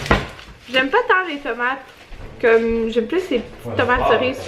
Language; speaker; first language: French; native; French